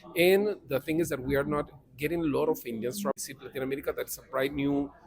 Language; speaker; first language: English; non-native, fluent; Spanish